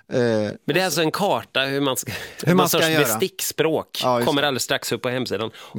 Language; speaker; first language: Swedish; native; Swedish